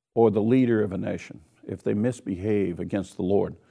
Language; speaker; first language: English; native; English